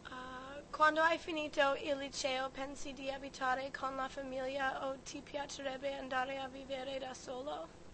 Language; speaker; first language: Italian; non-native, learner; English